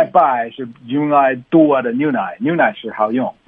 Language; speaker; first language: Chinese; non-native, learner; English